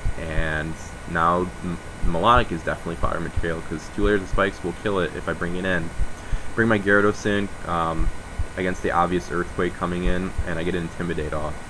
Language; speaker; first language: English; native; English